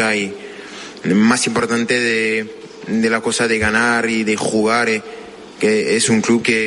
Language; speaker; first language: Spanish; non-native, fluent; French